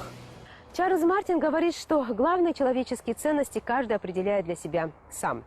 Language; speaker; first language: Russian; native; Russian